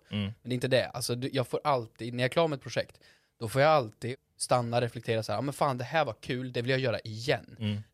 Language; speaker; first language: Swedish; native; Swedish